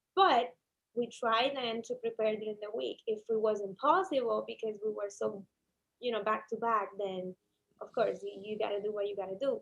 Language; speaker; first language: English; non-native, fluent; Spanish